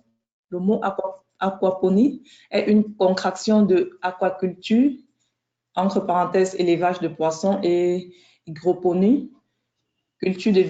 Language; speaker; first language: French; native; French